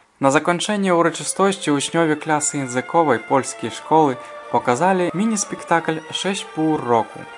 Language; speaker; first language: Polish; non-native, fluent; Russian